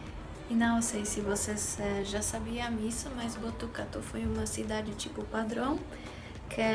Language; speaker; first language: Portuguese; non-native, fluent; Polish